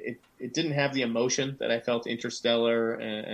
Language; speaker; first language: English; native; English